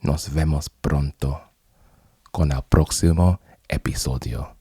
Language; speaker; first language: Spanish; non-native, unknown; English